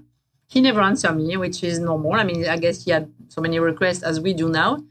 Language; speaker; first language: English; non-native, fluent; French